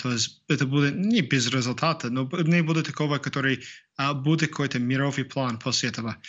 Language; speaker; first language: Russian; non-native, fluent; English